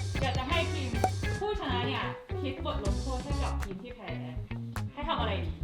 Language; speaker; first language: Thai; native; Thai